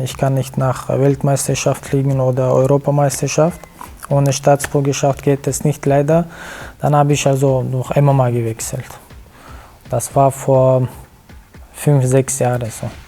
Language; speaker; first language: German; non-native, fluent; Chechen